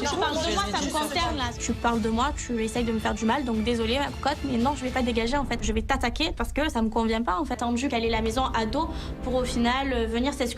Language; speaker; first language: French; native; French